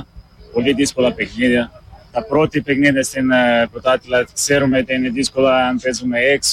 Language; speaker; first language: Greek; non-native, learner; Portuguese